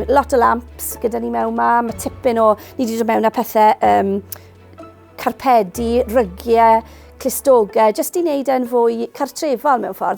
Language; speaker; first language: Welsh; native; Welsh